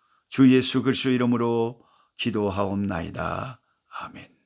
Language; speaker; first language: Korean; native; Korean